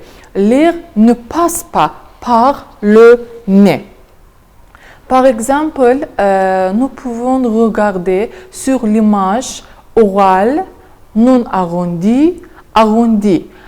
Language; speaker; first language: French; non-native, fluent; Azerbaijani